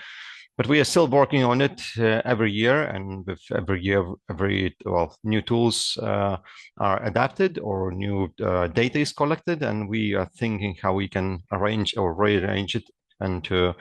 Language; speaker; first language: English; non-native, fluent; Lithuanian